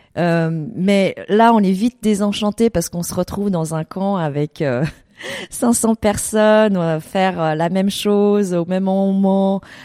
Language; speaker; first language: French; early bilingual, other home language; Vietnamese